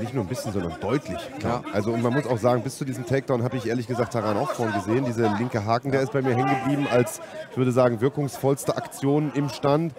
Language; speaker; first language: German; native; German